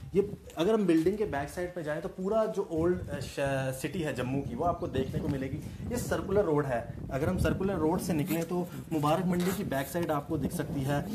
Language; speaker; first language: Hindi; native; Hindi